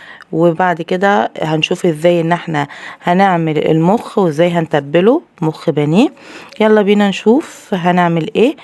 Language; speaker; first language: Arabic; native; Arabic